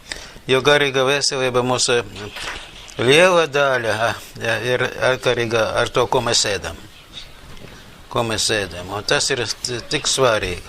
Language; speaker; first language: Latvian; non-native, local second language; Russian